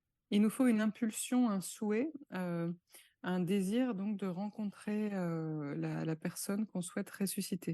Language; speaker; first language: French; native; French